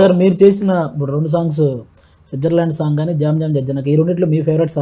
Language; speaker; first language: Telugu; native; Telugu